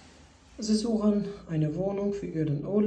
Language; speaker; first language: German; non-native, fluent; Albanian